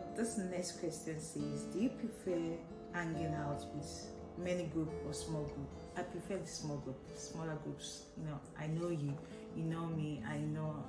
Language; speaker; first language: English; non-native, local second language; Yoruba